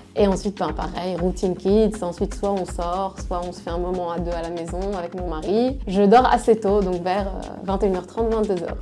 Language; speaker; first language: French; non-native, local second language; Arabic